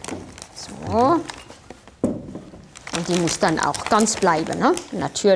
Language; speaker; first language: German; non-native, fluent; French